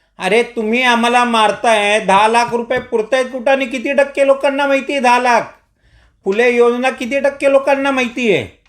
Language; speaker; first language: Marathi; non-native, local second language; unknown